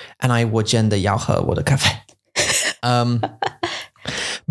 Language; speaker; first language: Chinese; non-native, learner; English